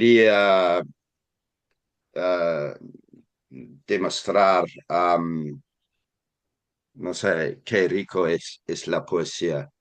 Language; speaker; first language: Spanish; non-native, fluent; English